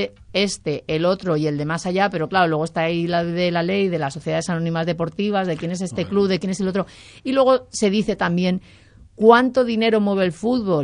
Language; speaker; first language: Spanish; native; Spanish